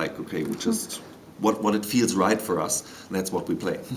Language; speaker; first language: English; non-native, fluent; German